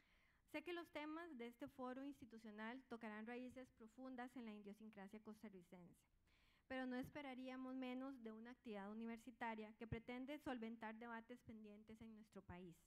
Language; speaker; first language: Spanish; native; Spanish